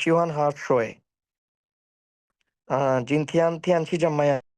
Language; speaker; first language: Chinese; non-native, learner; Bangla